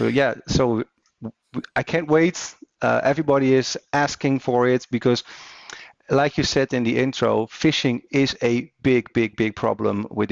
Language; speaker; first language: English; non-native, fluent; Dutch